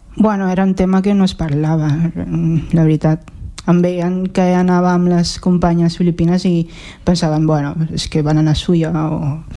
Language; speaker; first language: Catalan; early bilingual, other home language; Filipino